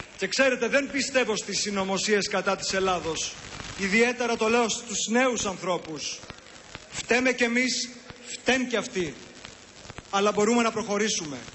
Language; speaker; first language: Greek; early bilingual, heritage; Greek